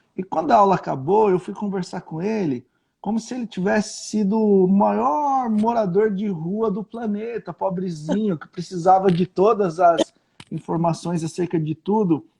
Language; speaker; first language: Portuguese; native; Portuguese